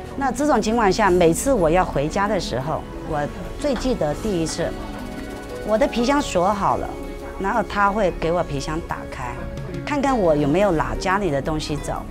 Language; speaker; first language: Chinese; non-native, local second language; Hakka Chinese